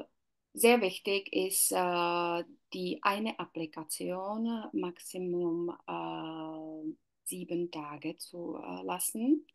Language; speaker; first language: German; non-native, learner; Czech